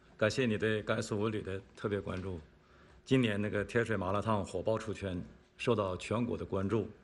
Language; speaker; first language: Chinese; native; Chinese